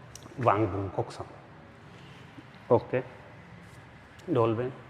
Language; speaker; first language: Vietnamese; non-native, learner; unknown